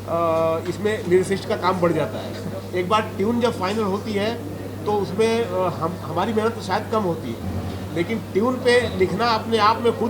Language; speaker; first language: Hindi; native; Hindi